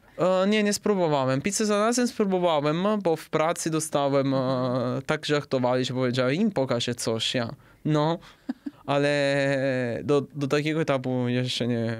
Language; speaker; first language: Polish; non-native, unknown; Italian